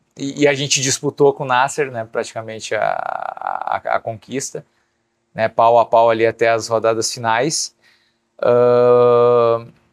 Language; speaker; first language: Portuguese; native; Portuguese